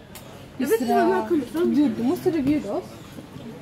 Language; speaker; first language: Swedish; early bilingual, other home language; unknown